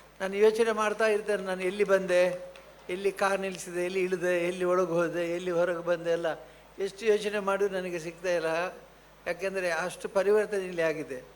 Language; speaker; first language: Kannada; non-native, local second language; Tulu